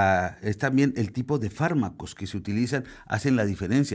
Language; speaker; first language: Spanish; native; Spanish